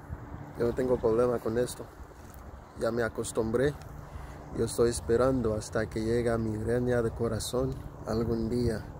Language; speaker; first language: Spanish; non-native, local second language; Haitian Creole